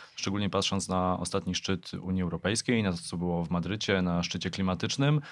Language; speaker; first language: Polish; native; Polish